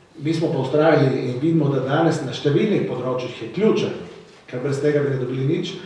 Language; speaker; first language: Slovenian; native; Slovenian